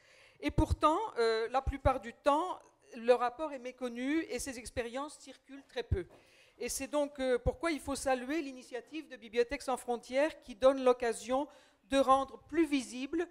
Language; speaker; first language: French; native; French